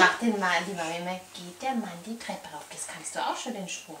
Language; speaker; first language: German; native; German